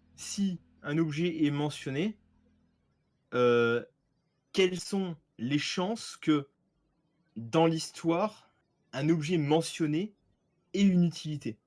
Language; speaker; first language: French; native; French